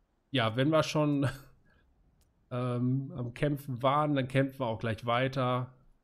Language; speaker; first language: German; native; German